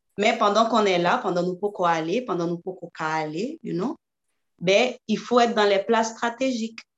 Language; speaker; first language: French; early bilingual, other home language; Haitian Creole